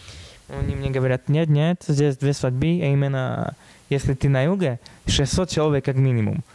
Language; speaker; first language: Russian; non-native, fluent; Slovak